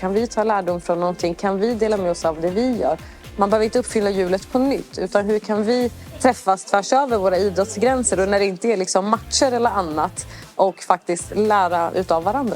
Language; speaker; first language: Swedish; native; Swedish